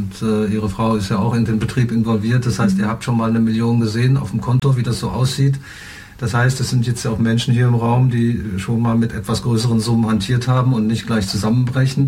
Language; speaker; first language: German; native; German